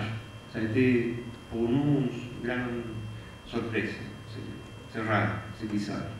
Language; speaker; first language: French; non-native, fluent; Spanish